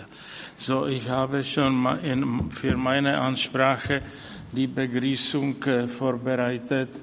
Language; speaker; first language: German; non-native, fluent; Czech